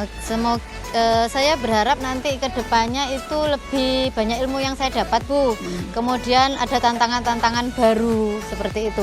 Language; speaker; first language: Indonesian; native; Indonesian